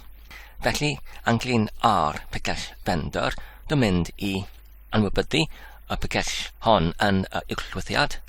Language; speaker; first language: Welsh; non-native, learner; English